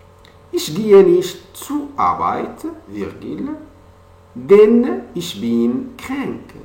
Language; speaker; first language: German; non-native, fluent; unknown